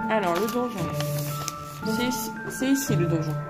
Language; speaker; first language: French; native; French